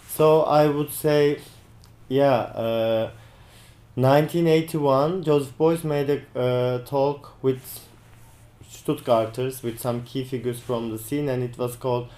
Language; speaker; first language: English; non-native, fluent; Turkish